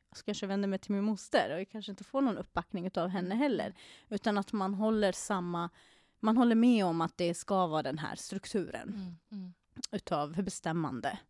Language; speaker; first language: Swedish; non-native, fluent; Arabic